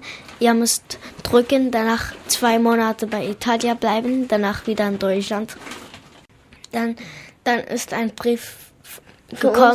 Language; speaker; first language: German; non-native, learner; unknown